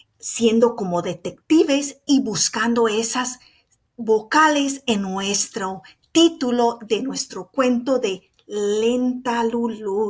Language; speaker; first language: Spanish; early bilingual, heritage; Spanish